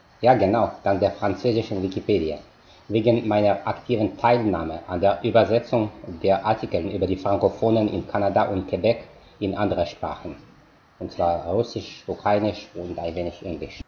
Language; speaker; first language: German; non-native, fluent; Russian